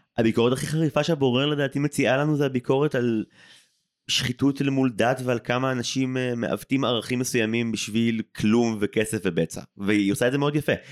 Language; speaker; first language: Hebrew; native; Hebrew